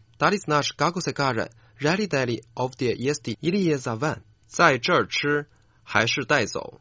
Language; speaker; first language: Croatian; non-native, fluent; Chinese